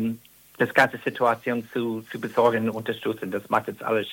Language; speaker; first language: German; non-native, fluent; English